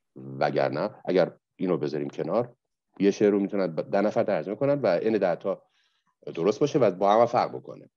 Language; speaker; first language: Persian; native; Persian